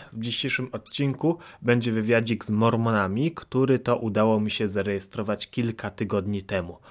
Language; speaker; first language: Polish; native; Polish